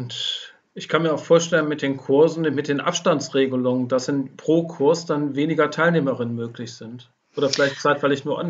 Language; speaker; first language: German; native; German